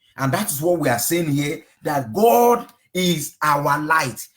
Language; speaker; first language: English; non-native, local second language; Yoruba